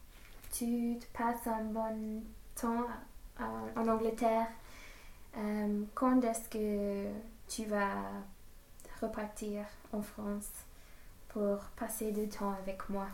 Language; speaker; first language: French; non-native, learner; English